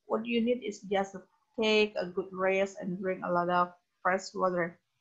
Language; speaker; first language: English; non-native, fluent; Indonesian